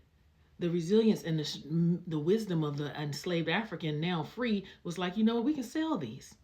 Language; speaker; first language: English; native; English